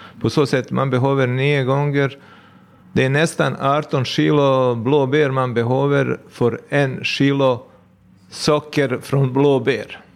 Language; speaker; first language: Swedish; non-native, fluent; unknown